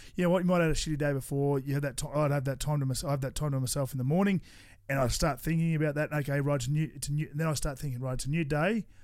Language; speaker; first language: English; native; English